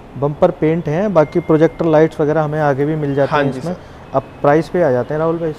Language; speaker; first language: Hindi; native; Hindi